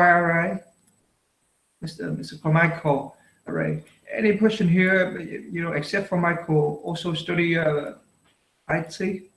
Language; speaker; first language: English; non-native, fluent; Vietnamese